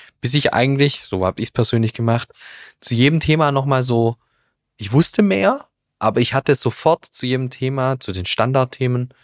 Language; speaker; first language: German; native; German